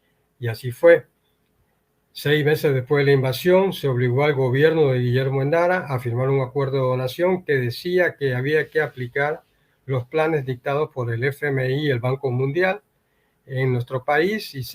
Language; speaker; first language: Spanish; native; Spanish